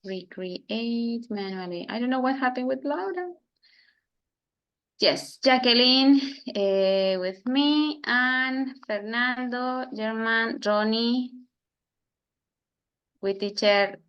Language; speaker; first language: English; non-native, fluent; Spanish